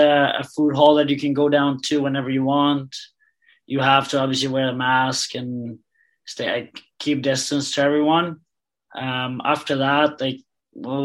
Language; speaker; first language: English; non-native, fluent; Danish